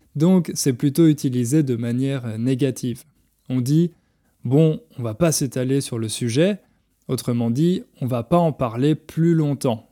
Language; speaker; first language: French; native; French